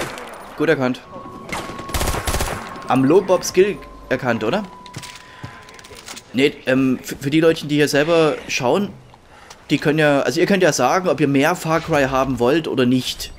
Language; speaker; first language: German; native; German